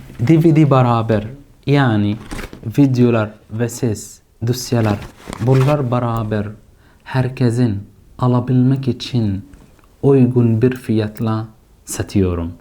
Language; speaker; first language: Turkish; non-native, fluent; Arabic